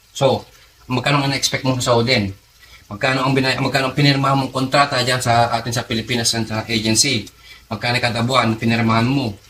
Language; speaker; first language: Filipino; native; Filipino